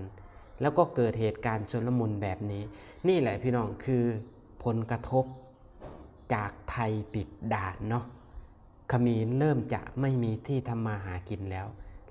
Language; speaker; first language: Thai; non-native, local second language; Northeastern Thai